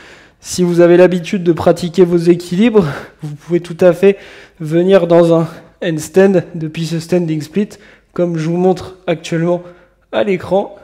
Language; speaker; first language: French; native; French